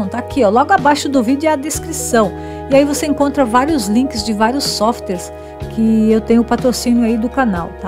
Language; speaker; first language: Portuguese; native; Portuguese